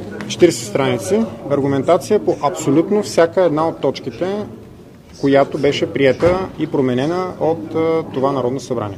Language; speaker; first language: Bulgarian; native; Bulgarian